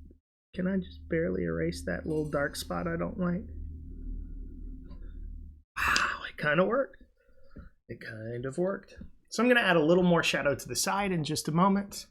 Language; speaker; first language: English; native; English